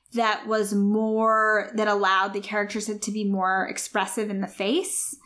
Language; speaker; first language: English; native; English